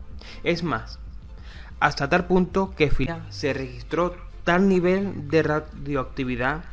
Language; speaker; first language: Spanish; native; Spanish